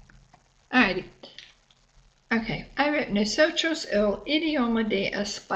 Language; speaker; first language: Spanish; non-native, fluent; English